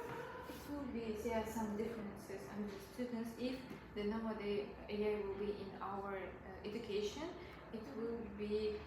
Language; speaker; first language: English; non-native, learner; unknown